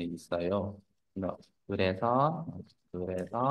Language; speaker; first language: Korean; non-native, fluent; Vietnamese